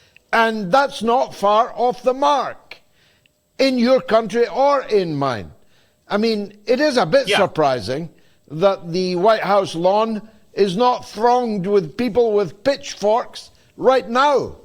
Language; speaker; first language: English; native; English